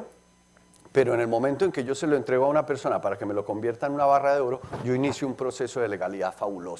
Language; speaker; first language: Spanish; native; Spanish